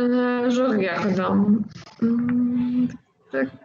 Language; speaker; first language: French; native; French